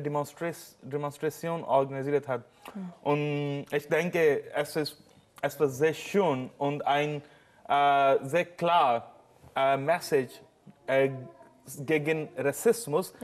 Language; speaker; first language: German; non-native, learner; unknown